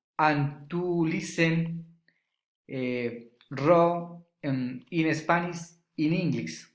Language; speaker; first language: English; non-native, learner; Spanish